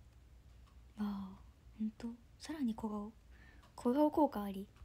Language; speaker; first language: Japanese; native; Japanese